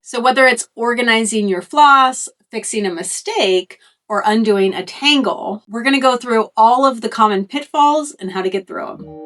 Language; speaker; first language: English; native; English